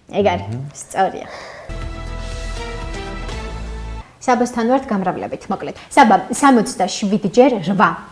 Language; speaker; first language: Georgian; native; Georgian